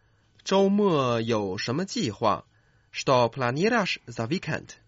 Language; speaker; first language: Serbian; non-native, fluent; Chinese